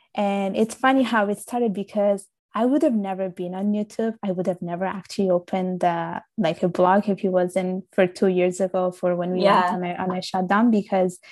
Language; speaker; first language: English; early bilingual, other home language; Italian